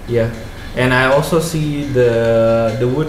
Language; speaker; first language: English; non-native, fluent; Indonesian